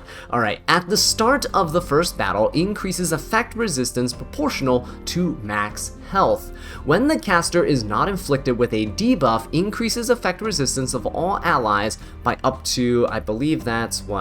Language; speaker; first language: English; native; English